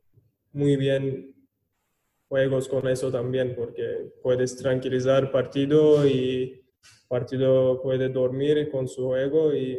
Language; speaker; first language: Spanish; non-native, learner; Turkish